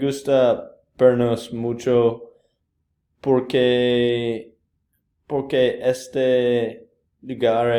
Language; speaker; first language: Spanish; non-native, learner; English